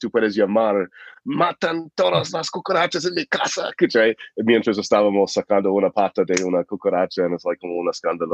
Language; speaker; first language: Spanish; non-native, fluent; English